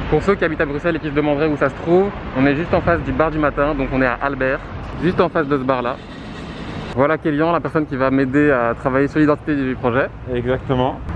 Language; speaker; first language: French; native; French